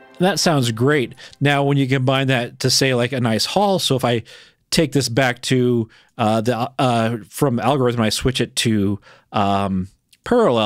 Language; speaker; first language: English; native; English